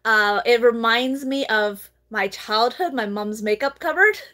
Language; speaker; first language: English; native; English